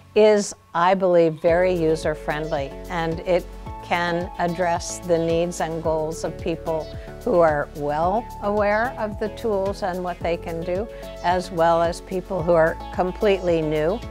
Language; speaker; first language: English; native; English